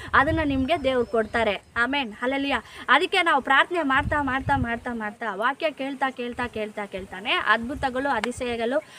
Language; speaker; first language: Kannada; non-native, local second language; Telugu